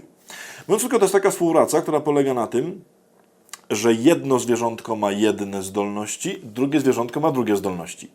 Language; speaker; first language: Polish; native; Polish